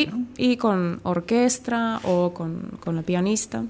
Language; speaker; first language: Spanish; non-native, learner; Finnish